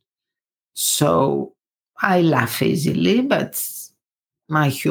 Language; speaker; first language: English; non-native, fluent; Greek